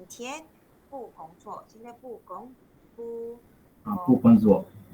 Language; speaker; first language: Chinese; non-native, local second language; Malay